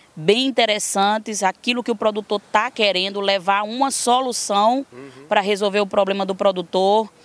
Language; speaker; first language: Portuguese; native; Portuguese